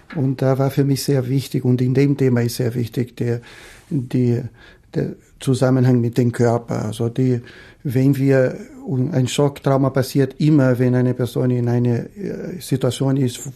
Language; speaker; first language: German; non-native, fluent; Portuguese